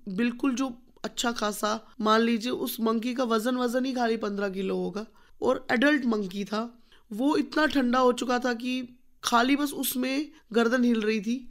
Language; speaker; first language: Hindi; native; Hindi